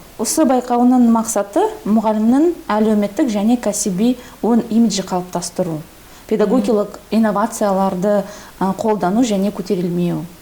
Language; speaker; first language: Kazakh; non-native, local second language; Russian